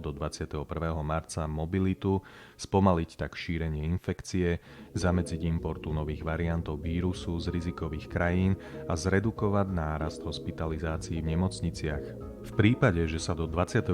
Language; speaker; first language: Slovak; native; Slovak